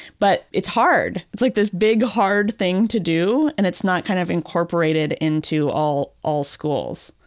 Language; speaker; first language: English; native; English